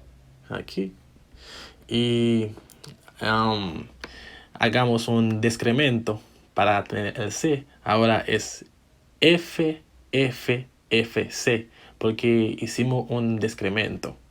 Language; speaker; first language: Spanish; non-native, fluent; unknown